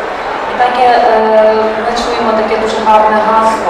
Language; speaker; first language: Polish; non-native, learner; Ukrainian